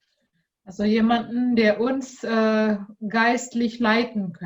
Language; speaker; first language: German; non-native, learner; Indonesian